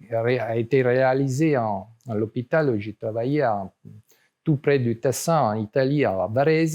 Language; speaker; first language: French; non-native, learner; Italian